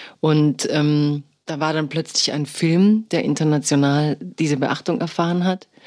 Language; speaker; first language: German; early bilingual, other home language; Croatian